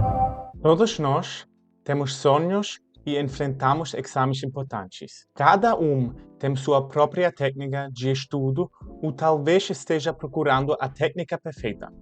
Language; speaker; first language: Portuguese; non-native, fluent; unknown